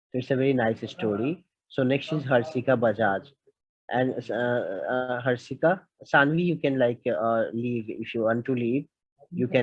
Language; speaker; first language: English; non-native, local second language; Hindi